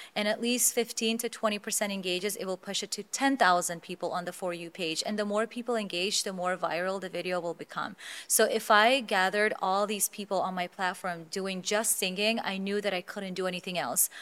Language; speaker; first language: English; non-native, fluent; Azerbaijani